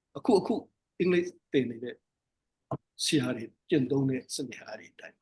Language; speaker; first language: English; non-native, fluent; Burmese